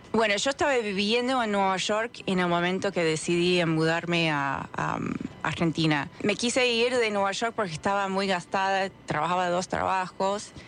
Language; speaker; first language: Spanish; non-native, fluent; English